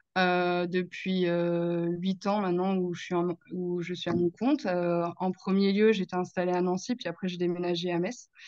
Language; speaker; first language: French; native; French